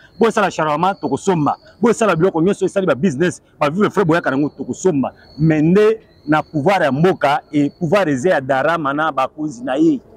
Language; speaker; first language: Lingala; native; Lingala